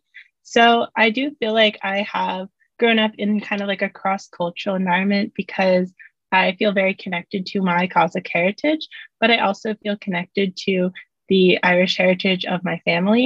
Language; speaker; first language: English; native; English